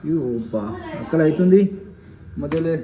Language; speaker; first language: Telugu; non-native, learner; Hindi